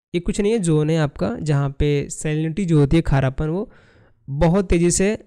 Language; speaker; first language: Hindi; native; Hindi